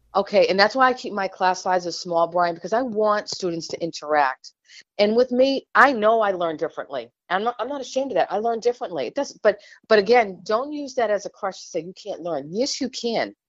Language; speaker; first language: English; native; English